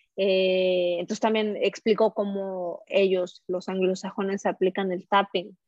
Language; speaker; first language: Spanish; native; Spanish